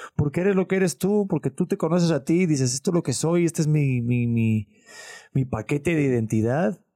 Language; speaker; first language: Spanish; native; Spanish